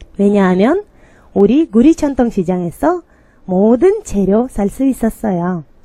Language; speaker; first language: Korean; non-native, learner; Kyrgyz